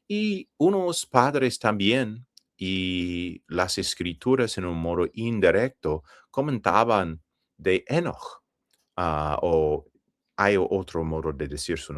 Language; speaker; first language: Spanish; non-native, fluent; English